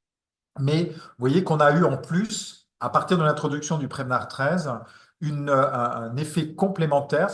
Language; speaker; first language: French; native; French